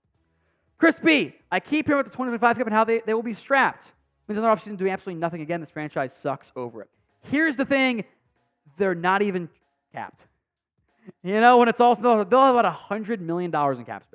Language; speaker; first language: English; native; English